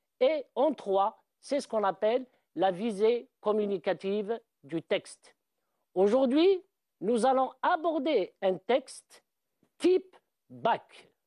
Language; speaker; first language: French; non-native, local second language; Arabic